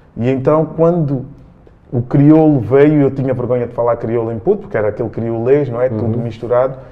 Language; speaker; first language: Portuguese; early bilingual, other home language; Kabuverdianu